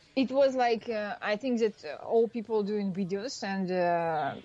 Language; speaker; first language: English; non-native, learner; Russian